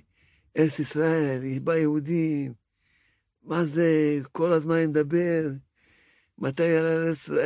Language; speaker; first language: Hebrew; non-native, fluent; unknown